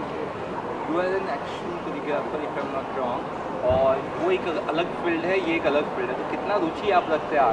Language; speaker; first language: Hindi; native; Hindi